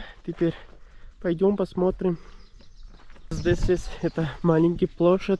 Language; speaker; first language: Russian; non-native, learner; Urdu